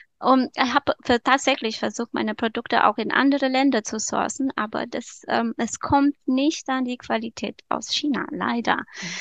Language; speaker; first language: German; non-native, fluent; Romanian